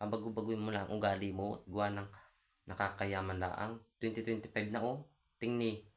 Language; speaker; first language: Filipino; native; Filipino